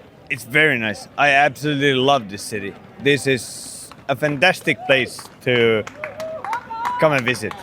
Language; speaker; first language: English; non-native, fluent; Polish